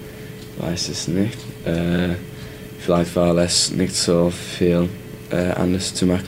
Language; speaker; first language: German; non-native, learner; English